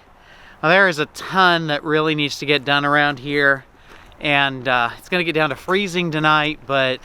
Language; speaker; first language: English; native; English